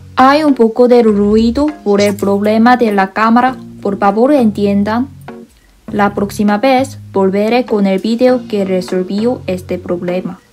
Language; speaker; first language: Spanish; non-native, learner; Korean